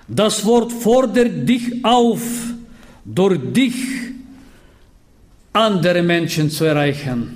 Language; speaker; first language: German; non-native, fluent; Bulgarian